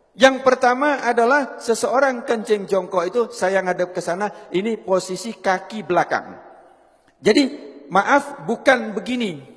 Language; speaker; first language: Indonesian; non-native, local second language; Javanese